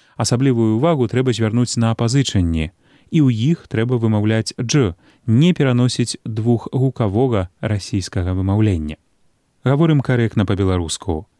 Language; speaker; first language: Belarusian; native; Belarusian